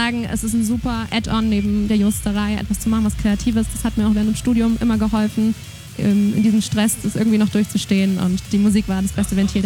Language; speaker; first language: German; native; German